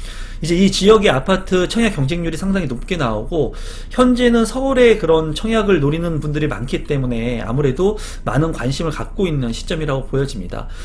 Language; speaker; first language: Korean; native; Korean